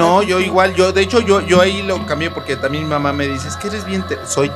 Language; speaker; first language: Spanish; native; Spanish